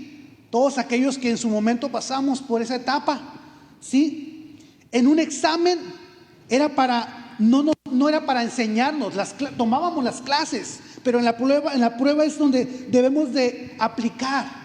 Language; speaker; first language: Spanish; native; Spanish